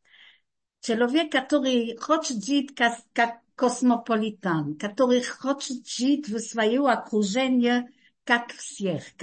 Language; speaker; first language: Russian; non-native, fluent; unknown